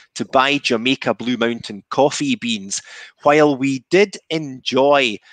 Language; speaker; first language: English; native; English